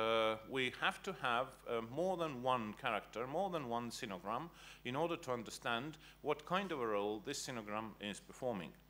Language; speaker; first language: English; non-native, fluent; Estonian